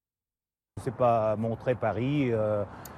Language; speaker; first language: French; non-native, fluent; Russian